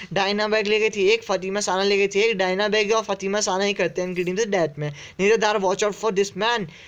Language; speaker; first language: Hindi; native; Hindi